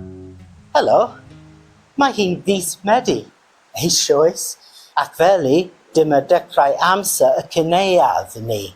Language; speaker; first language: Welsh; non-native, learner; English